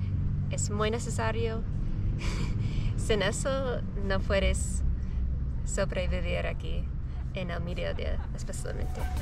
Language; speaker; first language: Spanish; non-native, learner; English